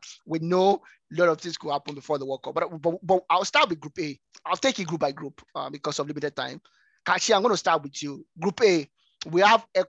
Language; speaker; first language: English; non-native, local second language; Yoruba